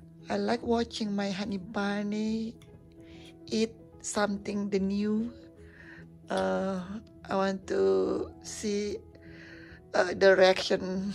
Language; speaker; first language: English; non-native, learner; Indonesian